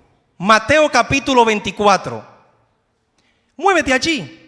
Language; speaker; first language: Spanish; native; Spanish